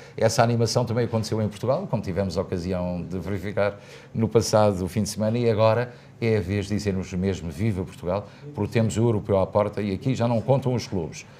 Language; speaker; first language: Portuguese; native; Portuguese